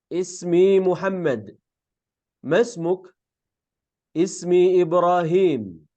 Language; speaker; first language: Arabic; non-native, fluent; Indonesian